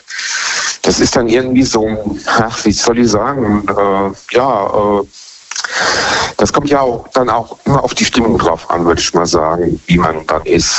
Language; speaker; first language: German; native; German